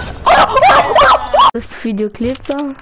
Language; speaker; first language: French; native; French